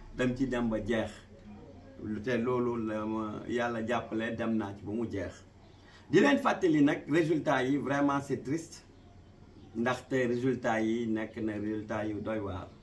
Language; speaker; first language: Wolof; non-native, local second language; Fula